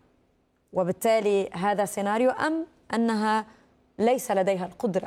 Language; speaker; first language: Arabic; native; Arabic